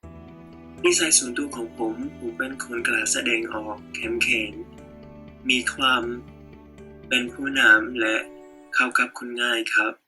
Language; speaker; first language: Thai; non-native, learner; Khmer